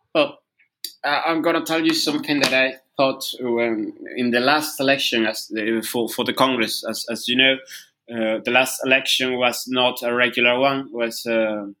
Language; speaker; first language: English; non-native, fluent; Spanish